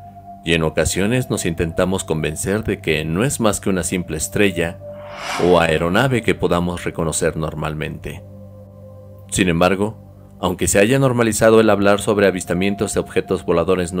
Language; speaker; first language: Spanish; native; Spanish